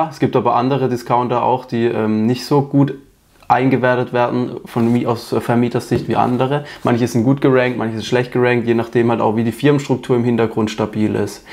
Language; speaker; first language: German; native; German